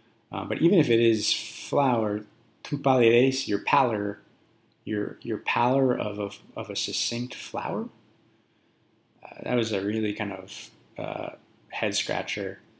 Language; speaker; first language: English; native; English